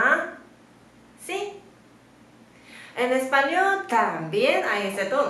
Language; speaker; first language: Spanish; non-native, fluent; Chinese